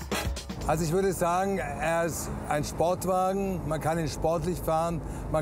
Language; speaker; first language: German; native; German